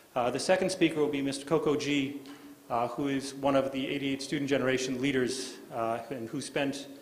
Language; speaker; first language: English; native; English